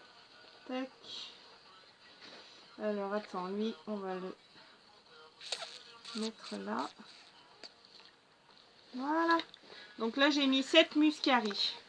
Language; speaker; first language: French; native; French